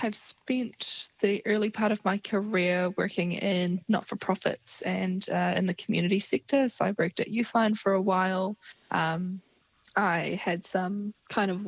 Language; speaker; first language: English; native; English